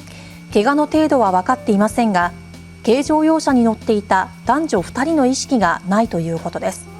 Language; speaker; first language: Japanese; native; Japanese